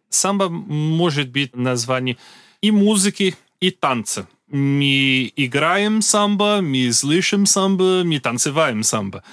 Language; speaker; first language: Russian; non-native, learner; Portuguese